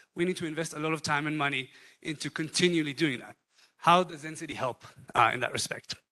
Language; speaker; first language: English; non-native, fluent; Hebrew